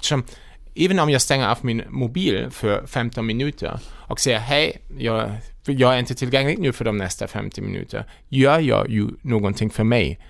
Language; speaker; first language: Swedish; non-native, fluent; German